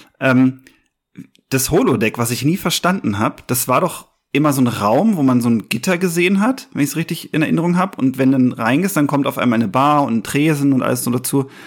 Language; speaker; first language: German; native; German